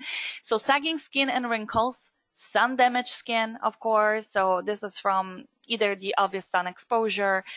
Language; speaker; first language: English; non-native, fluent; Polish